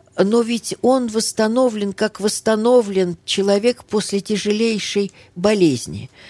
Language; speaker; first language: Russian; early bilingual, heritage; Russian